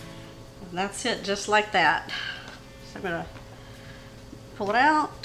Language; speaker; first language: English; native; English